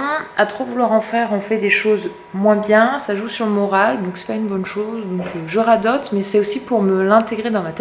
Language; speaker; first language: French; native; French